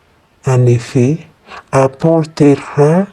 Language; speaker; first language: French; non-native, fluent; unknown